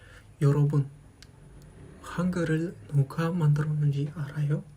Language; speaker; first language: Korean; non-native, fluent; Kazakh